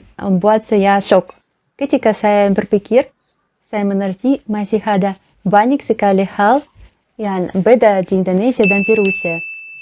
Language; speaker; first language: Indonesian; non-native, learner; Russian